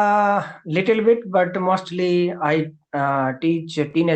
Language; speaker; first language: English; non-native, learner; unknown